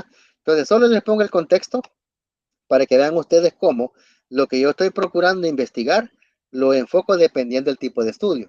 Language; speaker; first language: Spanish; native; Spanish